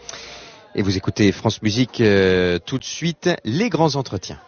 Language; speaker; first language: French; native; French